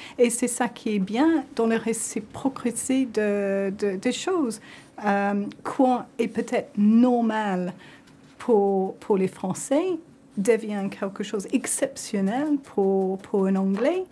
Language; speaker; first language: French; non-native, fluent; English